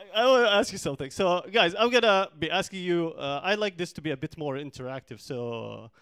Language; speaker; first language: English; non-native, fluent; Arabic